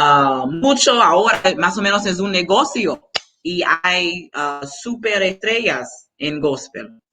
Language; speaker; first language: Spanish; non-native, learner; English